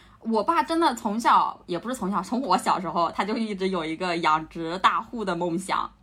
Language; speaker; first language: Chinese; native; Chinese